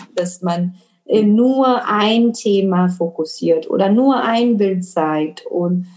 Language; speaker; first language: German; non-native, fluent; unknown